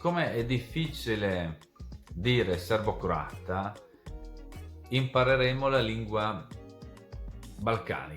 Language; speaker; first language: Italian; non-native, fluent; Serbian